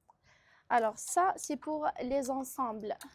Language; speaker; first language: French; non-native, local second language; Arabic